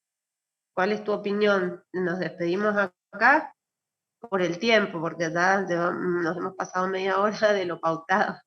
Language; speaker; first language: Spanish; native; Spanish